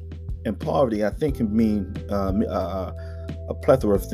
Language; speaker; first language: English; native; English